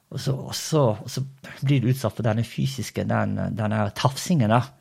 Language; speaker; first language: Norwegian; early bilingual, other home language; Portuguese